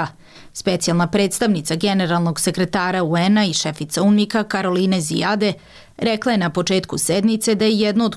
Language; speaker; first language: Serbian; native; Serbian